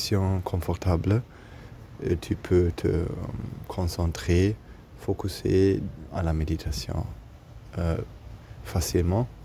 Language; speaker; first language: French; non-native, learner; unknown